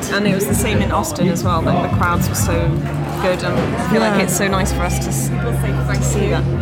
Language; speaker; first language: English; native; English